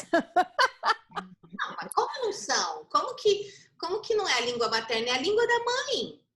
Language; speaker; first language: Portuguese; native; Portuguese